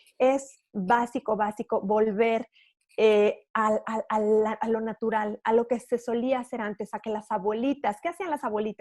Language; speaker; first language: Spanish; native; Spanish